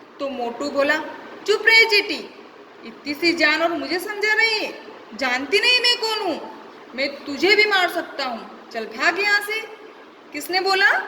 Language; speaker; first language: Hindi; native; Hindi